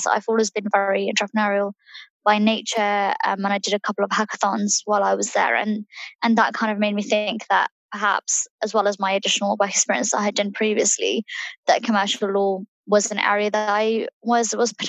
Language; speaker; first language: English; early bilingual, other home language; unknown